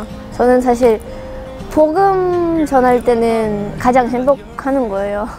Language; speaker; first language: Korean; non-native, fluent; Russian